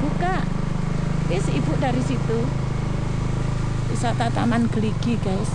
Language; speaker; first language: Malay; non-native, local second language; Javanese